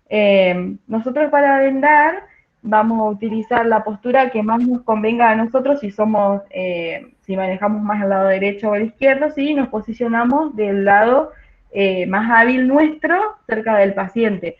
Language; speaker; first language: Spanish; native; Spanish